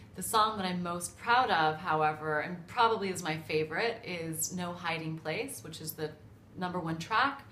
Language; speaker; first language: English; native; English